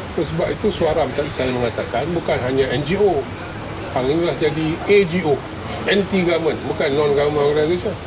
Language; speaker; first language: Malay; native; Malay